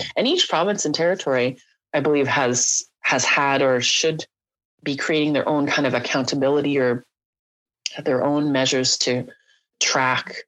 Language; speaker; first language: English; native; English